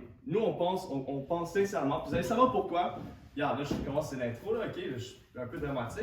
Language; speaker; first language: French; native; French